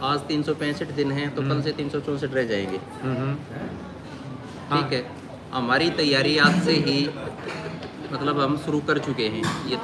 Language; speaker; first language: Hindi; native; Hindi